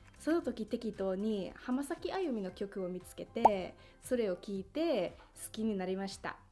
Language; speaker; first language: Japanese; non-native, fluent; Finnish